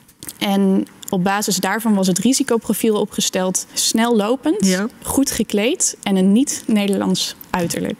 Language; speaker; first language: Dutch; native; Dutch